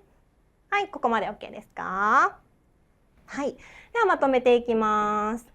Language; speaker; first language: Japanese; non-native, fluent; Chinese